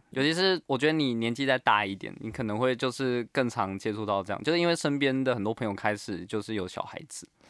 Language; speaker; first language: Chinese; native; Chinese